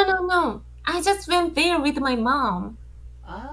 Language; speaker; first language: English; non-native, learner; Japanese